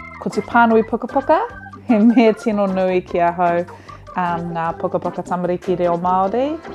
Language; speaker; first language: Māori; non-native, local second language; English